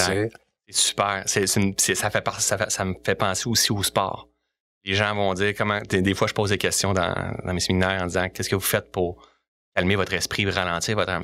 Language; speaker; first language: French; native; French